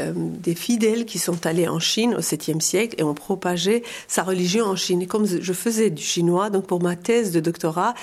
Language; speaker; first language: French; non-native, fluent; Persian